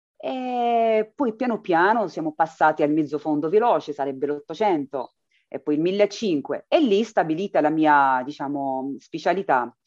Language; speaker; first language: Italian; non-native, fluent; Arabic